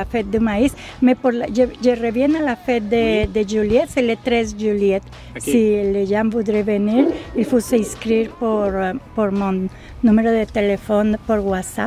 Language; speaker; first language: French; non-native, learner; Spanish